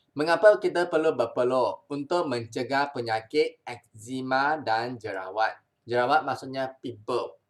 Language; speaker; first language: Malay; non-native, local second language; Chinese